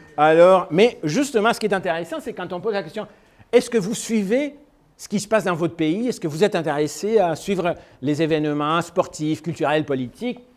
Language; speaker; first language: French; non-native, fluent; Spanish